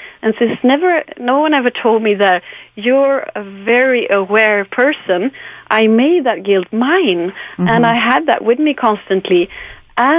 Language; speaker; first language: English; non-native, fluent; Swedish